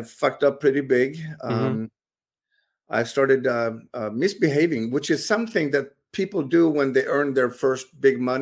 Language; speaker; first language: English; non-native, fluent; Swedish